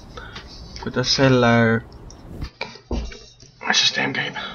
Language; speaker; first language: Finnish; non-native, learner; Estonian